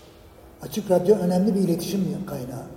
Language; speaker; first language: Turkish; native; Turkish